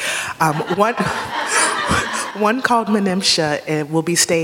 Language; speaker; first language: English; native; English